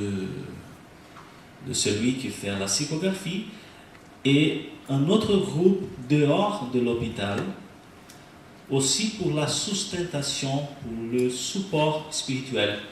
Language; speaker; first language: French; non-native, learner; Portuguese